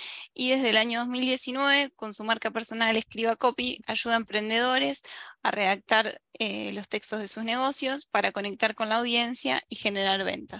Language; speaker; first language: Spanish; native; Spanish